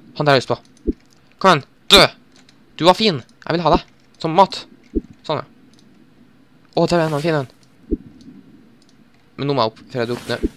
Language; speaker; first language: Norwegian; native; Norwegian